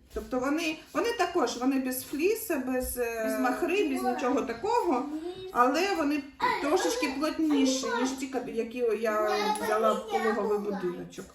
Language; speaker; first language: Ukrainian; native; Ukrainian